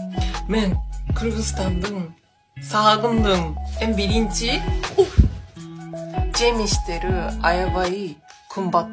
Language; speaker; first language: Kyrgyz; non-native, learner; Japanese